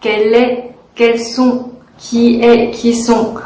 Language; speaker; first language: French; non-native, fluent; Chinese